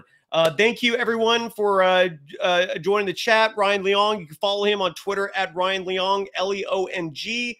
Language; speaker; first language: English; native; English